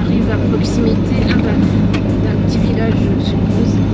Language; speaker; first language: French; native; French